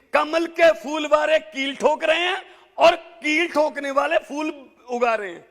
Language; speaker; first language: Hindi; non-native, local second language; Punjabi